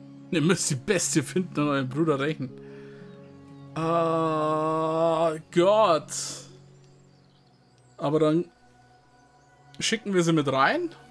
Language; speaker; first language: German; native; German